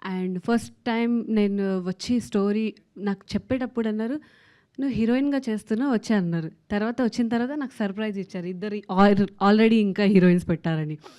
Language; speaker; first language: Telugu; non-native, fluent; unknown